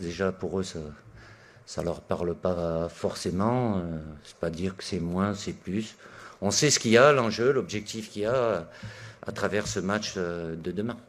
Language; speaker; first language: French; native; French